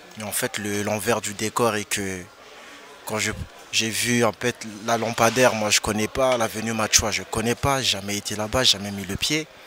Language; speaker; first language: French; early bilingual, other home language; Lingala